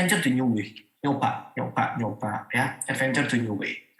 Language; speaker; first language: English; non-native, learner; Indonesian